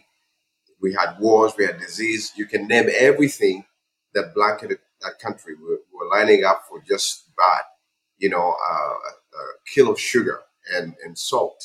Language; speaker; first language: English; non-native, local second language; Ganda